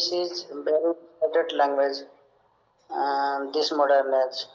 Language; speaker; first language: English; non-native, learner; Hindi